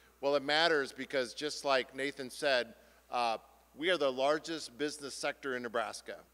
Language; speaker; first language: English; native; English